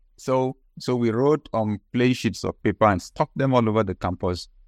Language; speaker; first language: English; non-native, local second language; Yoruba